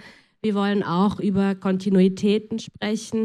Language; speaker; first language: German; native; German